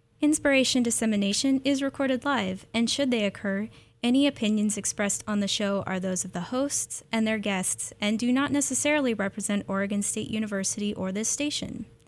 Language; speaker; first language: English; native; English